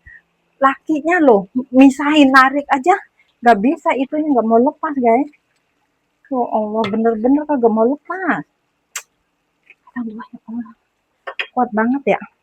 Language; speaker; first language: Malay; non-native, local second language; Indonesian